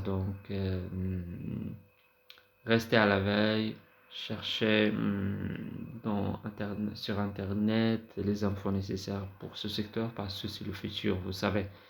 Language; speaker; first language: French; non-native, fluent; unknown